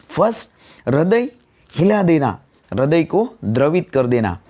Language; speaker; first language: Hindi; non-native, local second language; Gujarati